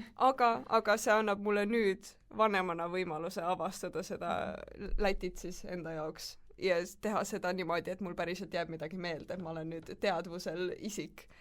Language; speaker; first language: Estonian; native; Estonian